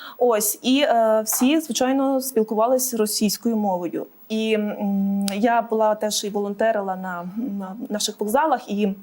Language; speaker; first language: Ukrainian; native; Ukrainian